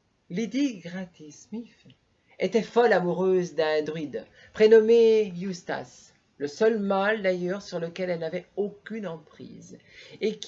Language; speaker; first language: French; native; French